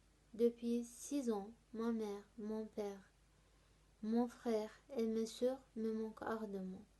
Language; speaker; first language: French; non-native, learner; Turkish